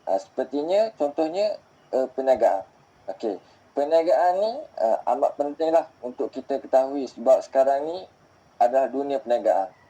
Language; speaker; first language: Malay; native; Malay